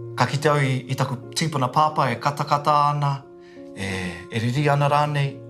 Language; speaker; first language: Māori; non-native, local second language; English